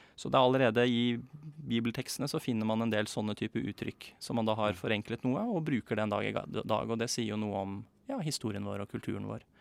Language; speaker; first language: Norwegian; native; Norwegian